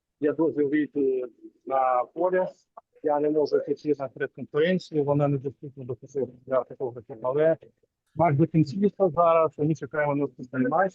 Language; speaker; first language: Ukrainian; non-native, local second language; Russian